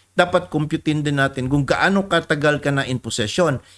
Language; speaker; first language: Filipino; native; Filipino